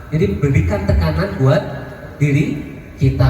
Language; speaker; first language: Indonesian; native; Indonesian